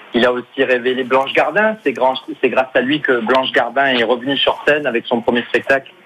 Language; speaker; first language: French; native; French